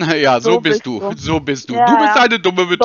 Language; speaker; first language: German; native; German